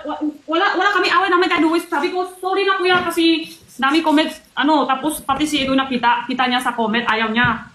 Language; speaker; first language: Filipino; non-native, learner; Chinese